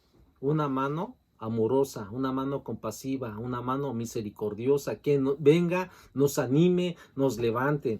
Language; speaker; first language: Spanish; native; Spanish